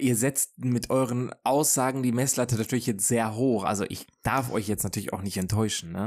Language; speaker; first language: German; native; German